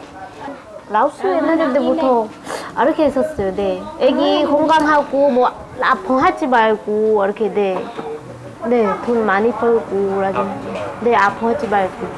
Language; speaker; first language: Korean; non-native, local second language; Lao